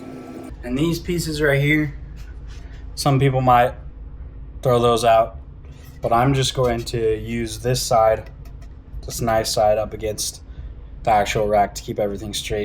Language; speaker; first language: English; native; English